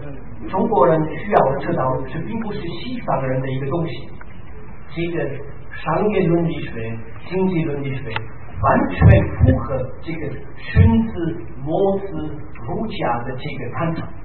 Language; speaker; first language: Chinese; non-native, fluent; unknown